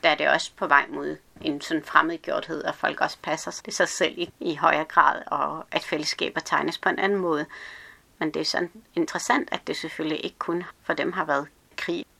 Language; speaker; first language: Danish; early bilingual, other home language; Arabic